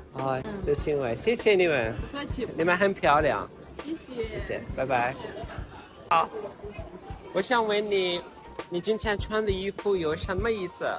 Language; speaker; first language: Chinese; non-native, learner; Turkish